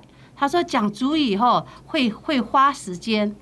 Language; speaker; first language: Chinese; non-native, local second language; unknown